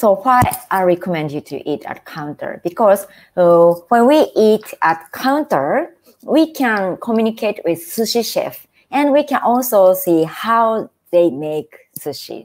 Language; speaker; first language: English; non-native, fluent; Japanese